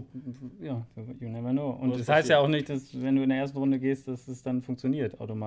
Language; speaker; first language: German; native; German